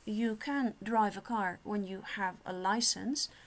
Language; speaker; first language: English; non-native, fluent; Dutch